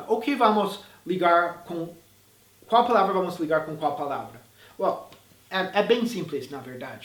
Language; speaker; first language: Portuguese; non-native, fluent; English